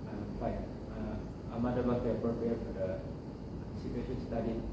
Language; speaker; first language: English; non-native, learner; Indonesian